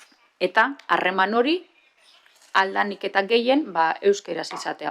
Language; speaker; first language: Basque; native; Basque